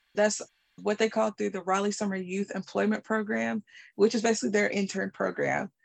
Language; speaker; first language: English; native; English